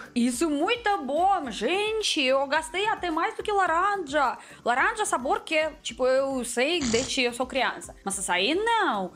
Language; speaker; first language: Portuguese; non-native, learner; Russian